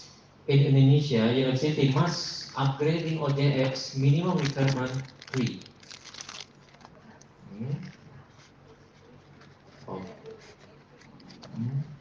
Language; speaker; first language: English; non-native, learner; Indonesian